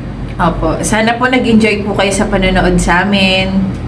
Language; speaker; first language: Filipino; native; Filipino